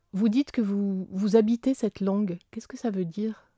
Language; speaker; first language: French; native; French